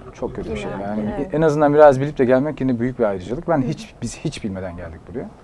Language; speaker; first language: Turkish; early bilingual, other home language; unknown